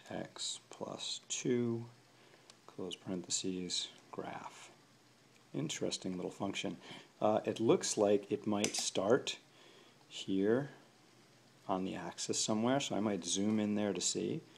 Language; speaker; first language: English; native; English